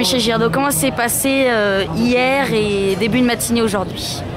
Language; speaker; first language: French; native; French